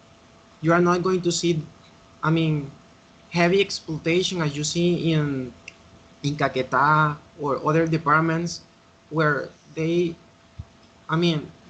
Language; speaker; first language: English; non-native, fluent; Spanish